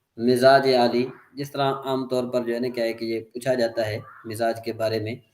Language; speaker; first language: Urdu; non-native, local second language; Sindhi